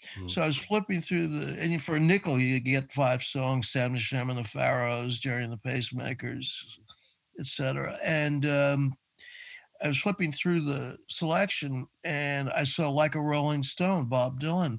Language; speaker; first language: English; native; English